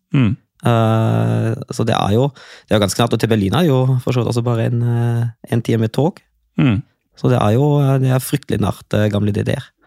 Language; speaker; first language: Norwegian; non-native, fluent; German